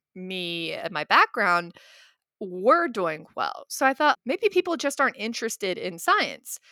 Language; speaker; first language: English; native; English